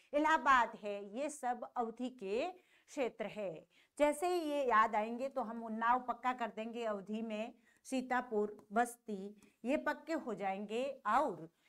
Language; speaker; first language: Hindi; native; Hindi